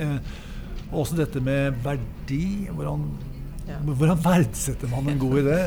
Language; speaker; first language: Norwegian; native; Norwegian